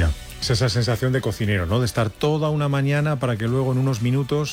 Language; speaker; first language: Spanish; native; Spanish